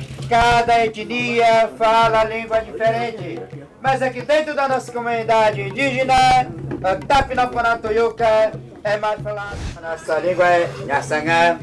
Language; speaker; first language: Portuguese; non-native, local second language; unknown